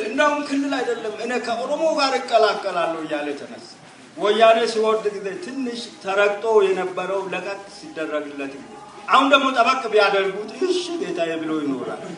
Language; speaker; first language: Amharic; non-native, local second language; Wolaytta